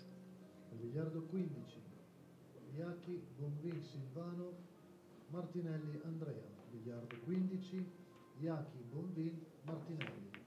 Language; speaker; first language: Italian; native; Italian